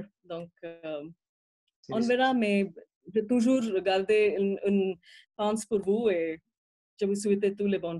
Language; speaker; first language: French; non-native, fluent; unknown